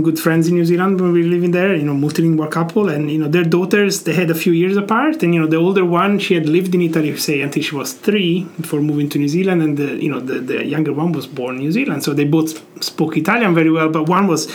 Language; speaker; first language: English; non-native, fluent; Italian